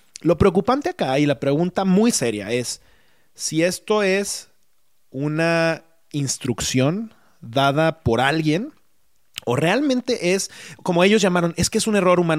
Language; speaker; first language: Spanish; native; Spanish